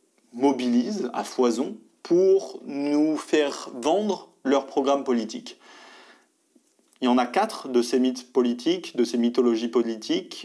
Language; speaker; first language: French; native; French